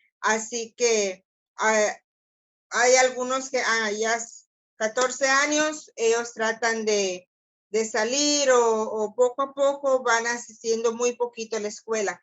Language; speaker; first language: Spanish; non-native, local second language; English